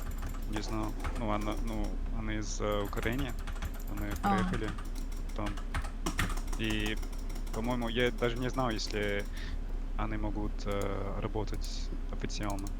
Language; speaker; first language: Russian; non-native, learner; English